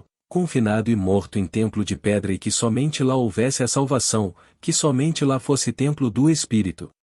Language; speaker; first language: Portuguese; native; Portuguese